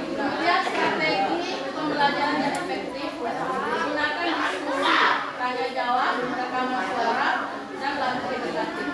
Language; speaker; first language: Indonesian; native; Indonesian